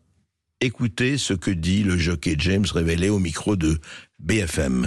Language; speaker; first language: French; native; French